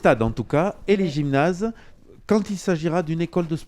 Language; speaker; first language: French; native; French